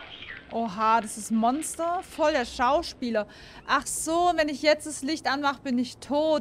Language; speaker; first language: German; native; German